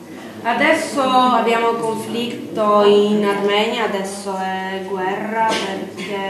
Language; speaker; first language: Italian; non-native, learner; Armenian